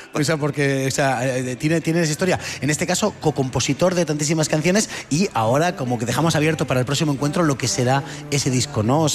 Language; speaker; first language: Spanish; native; Spanish